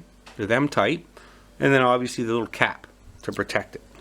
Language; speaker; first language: English; native; English